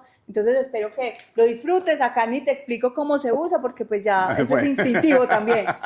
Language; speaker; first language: Spanish; native; Spanish